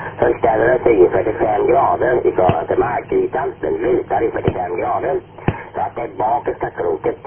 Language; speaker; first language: Swedish; native; Swedish